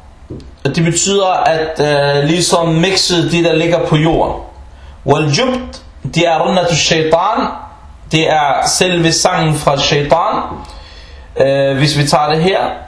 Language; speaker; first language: Danish; early bilingual, other home language; Arabic